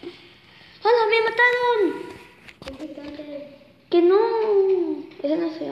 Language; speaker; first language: Spanish; native; Spanish